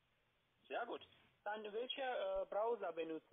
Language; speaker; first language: German; non-native, learner; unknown